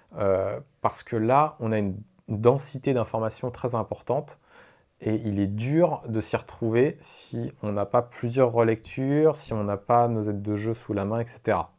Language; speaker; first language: French; native; French